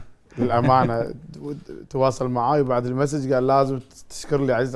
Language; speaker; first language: Arabic; native; Arabic